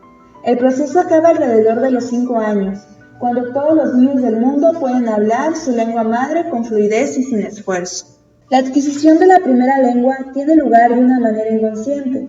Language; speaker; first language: Spanish; native; Spanish